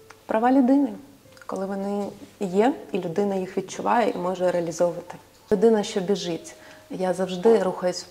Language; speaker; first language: Ukrainian; non-native, local second language; Russian